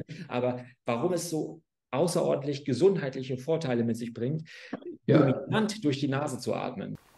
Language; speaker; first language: German; native; German